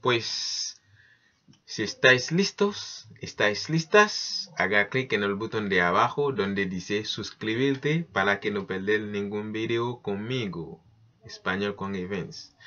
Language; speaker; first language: Spanish; non-native, learner; Haitian Creole